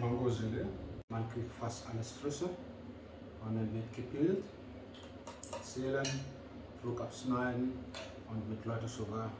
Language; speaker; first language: German; non-native, learner; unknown